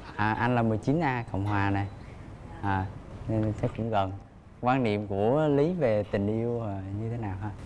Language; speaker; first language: Vietnamese; native; Vietnamese